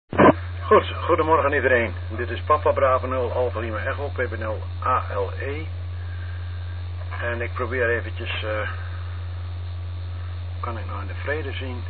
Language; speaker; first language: Dutch; native; Dutch